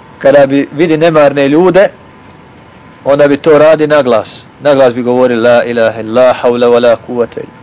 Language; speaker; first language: Bosnian; native; Bosnian